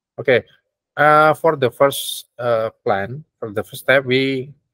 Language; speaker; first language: English; non-native, learner; Indonesian